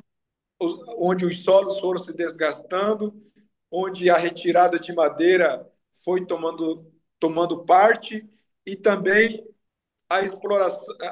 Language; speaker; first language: Portuguese; non-native, local second language; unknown